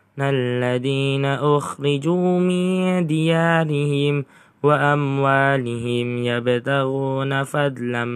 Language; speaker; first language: Arabic; non-native, learner; Indonesian